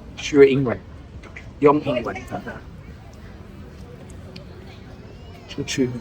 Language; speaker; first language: Chinese; non-native, learner; German